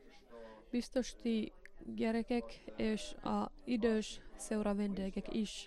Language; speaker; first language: Hungarian; non-native, learner; Finnish